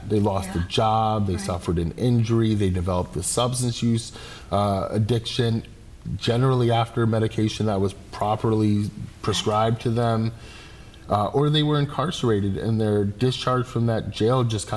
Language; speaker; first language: English; native; English